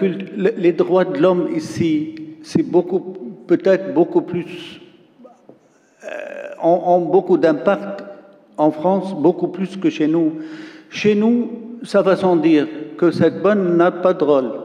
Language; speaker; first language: French; non-native, local second language; Arabic